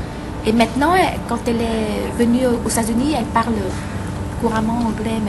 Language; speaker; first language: French; non-native, fluent; Vietnamese